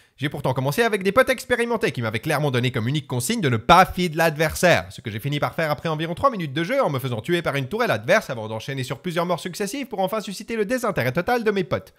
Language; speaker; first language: French; native; French